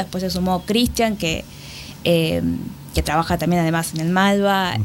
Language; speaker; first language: Spanish; native; Spanish